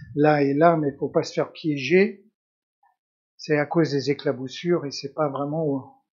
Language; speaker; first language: French; native; French